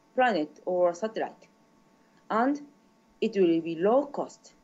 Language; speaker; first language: English; non-native, learner; Japanese